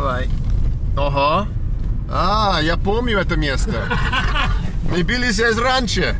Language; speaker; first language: Russian; non-native, learner; English